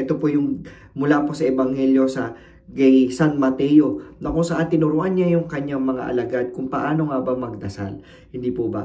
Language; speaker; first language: Filipino; native; Filipino